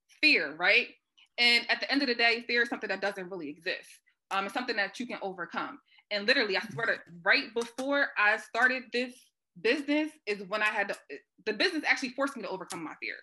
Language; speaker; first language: English; native; English